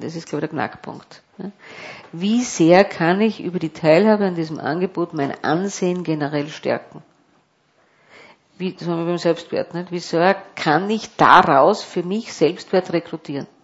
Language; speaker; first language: German; native; German